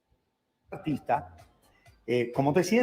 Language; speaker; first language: Spanish; native; Spanish